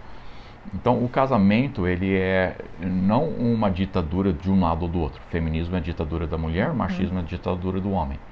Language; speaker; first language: Portuguese; non-native, fluent; English